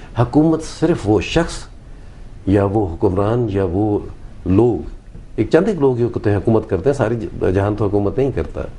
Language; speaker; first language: Urdu; non-native, local second language; Punjabi